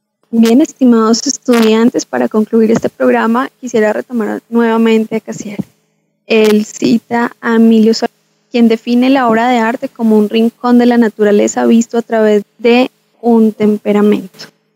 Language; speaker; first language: Spanish; native; Spanish